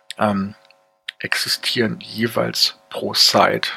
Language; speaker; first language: German; native; German